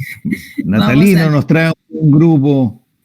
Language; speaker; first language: Spanish; native; Spanish